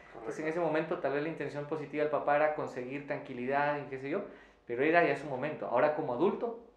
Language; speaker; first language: Spanish; native; Spanish